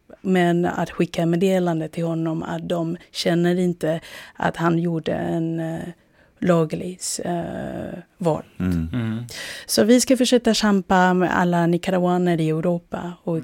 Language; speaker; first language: Swedish; non-native, fluent; Spanish